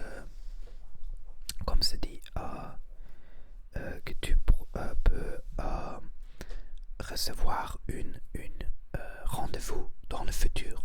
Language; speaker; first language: French; non-native, learner; Spanish